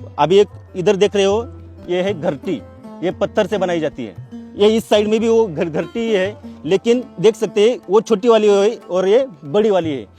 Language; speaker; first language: Hindi; non-native, local second language; Kukna